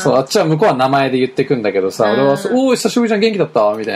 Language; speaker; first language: Japanese; early bilingual, heritage; Japanese